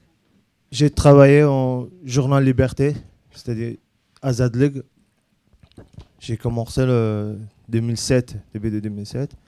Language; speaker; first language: French; non-native, learner; Azerbaijani